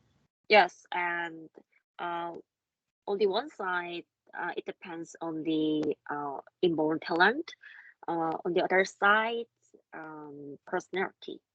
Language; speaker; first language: English; non-native, learner; Korean